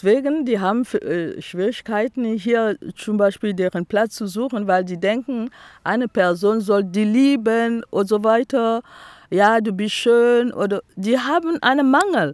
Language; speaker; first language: German; non-native, fluent; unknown